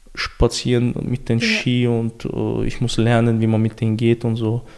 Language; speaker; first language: German; early bilingual, other home language; Chechen